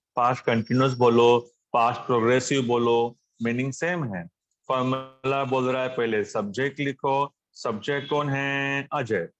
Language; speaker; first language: Hindi; non-native, local second language; Marathi